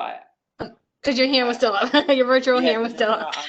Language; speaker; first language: English; native; English